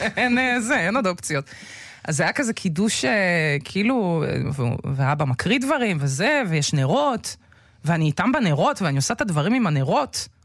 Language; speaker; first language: Hebrew; early bilingual, other home language; Russian